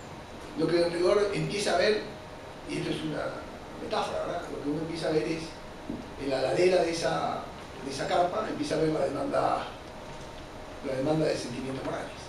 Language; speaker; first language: Spanish; native; Spanish